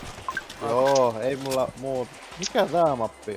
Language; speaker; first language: Finnish; native; Finnish